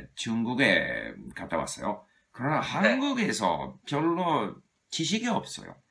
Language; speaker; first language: Korean; non-native, learner; English